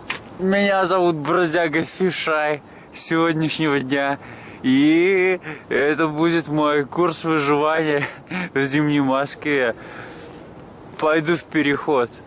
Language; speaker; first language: Russian; native; Russian